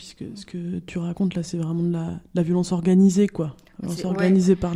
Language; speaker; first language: French; native; French